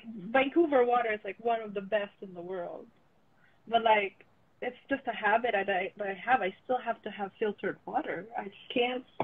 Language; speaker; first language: English; non-native, local second language; Filipino